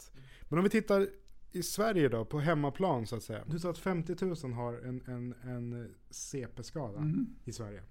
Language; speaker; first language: Swedish; native; Swedish